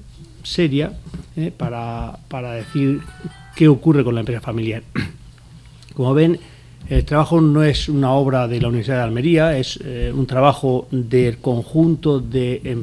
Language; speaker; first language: Spanish; native; Spanish